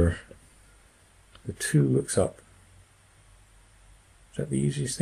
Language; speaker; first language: English; native; English